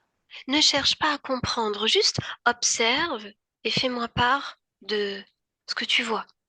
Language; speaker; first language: French; native; French